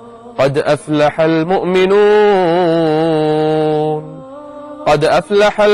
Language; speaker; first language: Arabic; native; Arabic